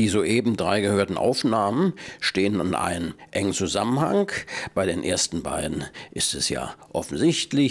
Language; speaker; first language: German; native; German